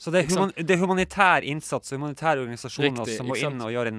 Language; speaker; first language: Norwegian; native; Norwegian